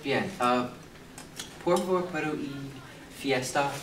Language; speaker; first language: Spanish; non-native, learner; English